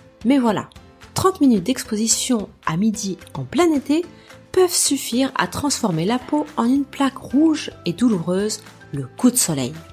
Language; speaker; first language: French; native; French